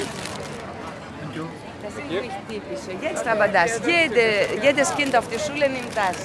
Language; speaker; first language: German; non-native, fluent; Greek